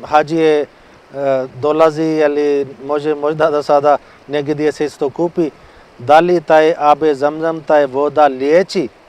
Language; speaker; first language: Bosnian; non-native, learner; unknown